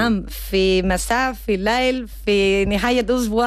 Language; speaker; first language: Arabic; non-native, learner; Spanish